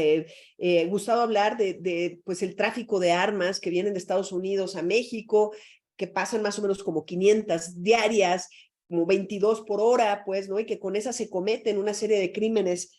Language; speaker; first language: Spanish; native; Spanish